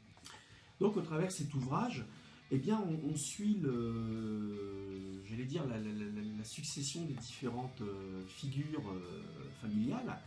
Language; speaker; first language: French; native; French